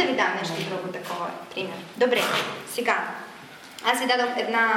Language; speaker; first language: Bulgarian; non-native, fluent; Russian